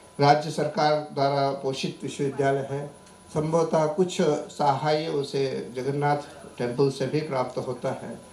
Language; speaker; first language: Hindi; non-native, local second language; Marathi